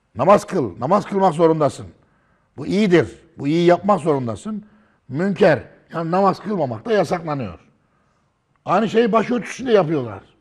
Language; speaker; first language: Turkish; native; Turkish